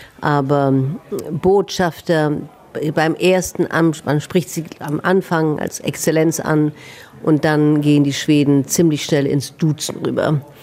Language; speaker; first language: German; native; German